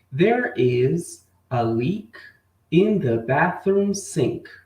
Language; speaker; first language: English; non-native, fluent; Portuguese